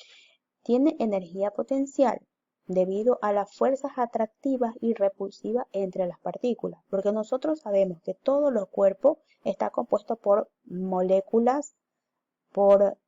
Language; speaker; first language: Spanish; native; Spanish